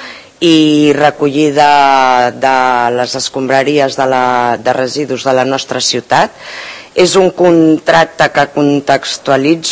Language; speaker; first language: Catalan; native; Catalan